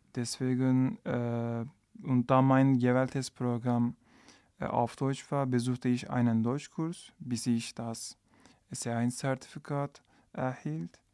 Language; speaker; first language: German; non-native, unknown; Turkish